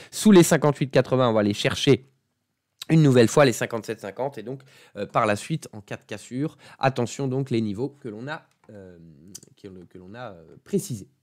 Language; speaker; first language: French; native; French